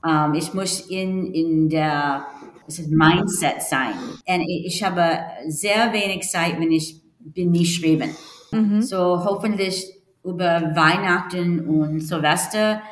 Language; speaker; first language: German; non-native, learner; English